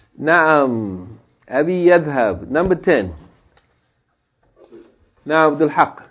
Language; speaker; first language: Arabic; non-native, fluent; English